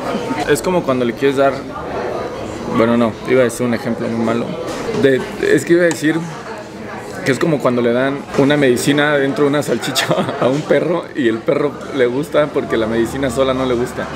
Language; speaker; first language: Spanish; native; Spanish